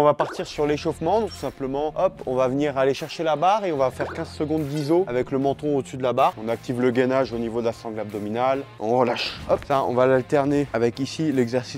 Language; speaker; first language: French; native; French